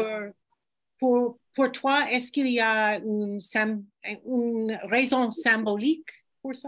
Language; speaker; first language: French; non-native, fluent; English